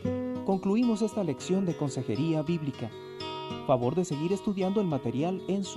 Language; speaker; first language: Spanish; native; Spanish